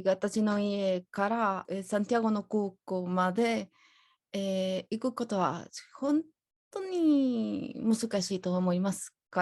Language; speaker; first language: Japanese; non-native, learner; Spanish